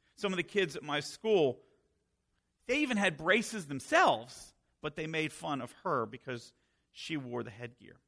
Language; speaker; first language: English; native; English